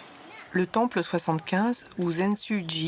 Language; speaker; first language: French; native; French